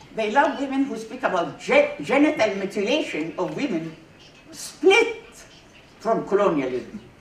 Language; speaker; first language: English; non-native, fluent; Arabic